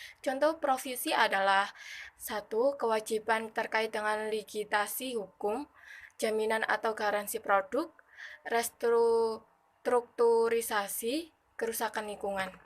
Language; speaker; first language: Indonesian; native; Indonesian